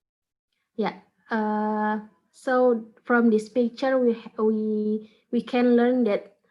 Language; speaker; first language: English; non-native, learner; Indonesian